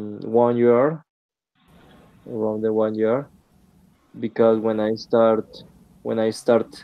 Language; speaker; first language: English; non-native, learner; Spanish